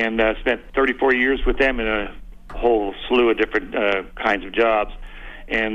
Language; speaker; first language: English; native; English